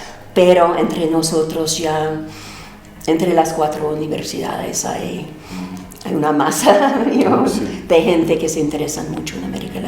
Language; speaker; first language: Spanish; non-native, fluent; English